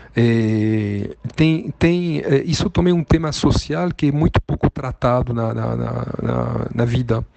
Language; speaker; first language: Portuguese; non-native, fluent; French